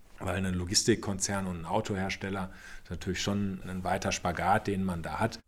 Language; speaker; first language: German; native; German